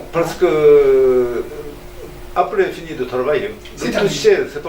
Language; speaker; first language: French; non-native, learner; Japanese